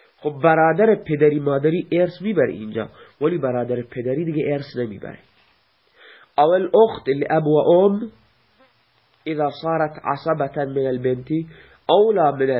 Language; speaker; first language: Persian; non-native, local second language; Baluchi